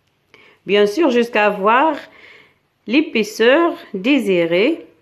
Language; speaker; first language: French; non-native, local second language; Arabic